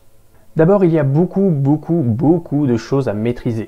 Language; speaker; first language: French; native; French